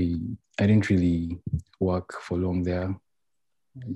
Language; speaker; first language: English; non-native, local second language; Ganda